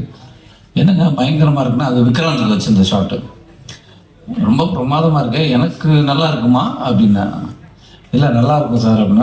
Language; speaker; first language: Tamil; native; Tamil